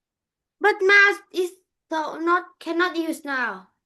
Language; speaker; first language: English; non-native, learner; Vietnamese